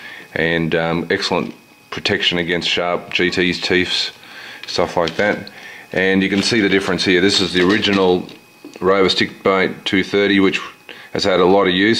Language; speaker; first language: English; native; English